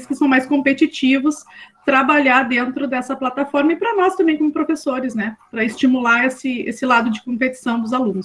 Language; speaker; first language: Portuguese; native; Portuguese